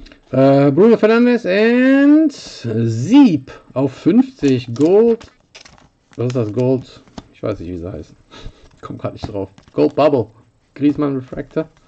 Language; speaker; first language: German; native; German